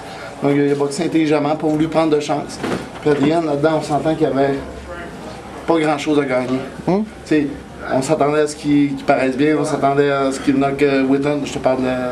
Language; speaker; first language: French; native; French